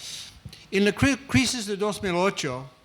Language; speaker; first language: Spanish; non-native, fluent; English